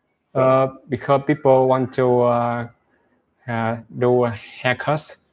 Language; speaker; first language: English; non-native, learner; Vietnamese